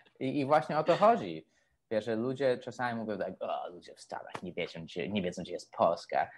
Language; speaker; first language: Polish; early bilingual, heritage; Polish